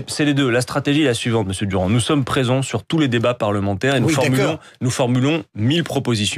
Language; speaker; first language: French; native; French